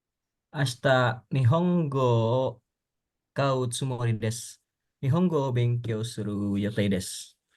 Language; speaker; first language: Japanese; non-native, learner; Indonesian